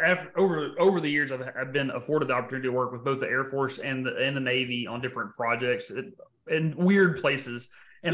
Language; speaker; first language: English; native; English